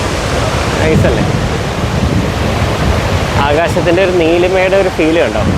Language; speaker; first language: Malayalam; native; Malayalam